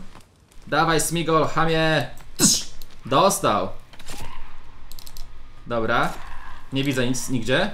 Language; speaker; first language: Polish; native; Polish